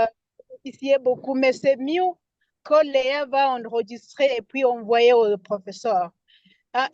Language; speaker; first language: French; non-native, fluent; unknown